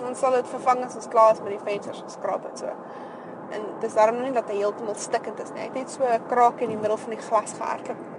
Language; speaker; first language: Afrikaans; native; Afrikaans